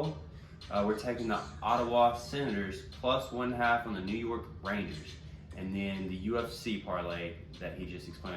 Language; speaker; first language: English; native; English